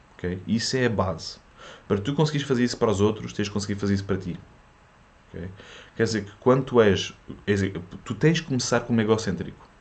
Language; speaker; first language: Portuguese; early bilingual, other home language; French